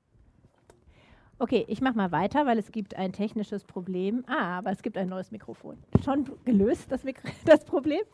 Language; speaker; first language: German; native; German